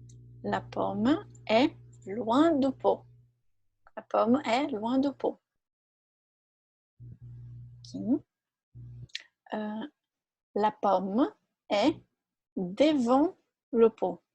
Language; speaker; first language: French; non-native, fluent; Portuguese